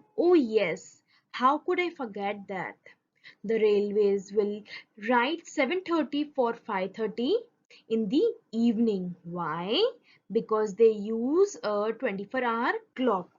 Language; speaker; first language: English; non-native, local second language; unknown